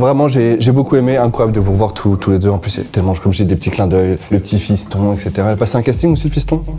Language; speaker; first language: French; native; French